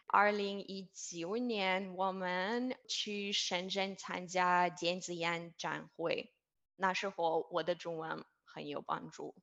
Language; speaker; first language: Chinese; non-native, fluent; Russian